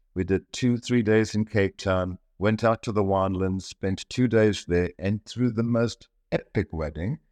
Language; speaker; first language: English; native; English